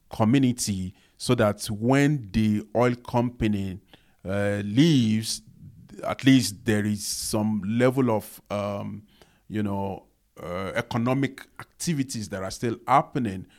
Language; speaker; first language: English; non-native, local second language; Yoruba